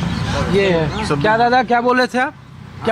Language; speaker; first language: Hindi; native; Hindi